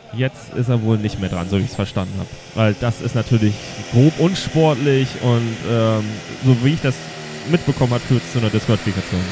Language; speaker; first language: German; native; German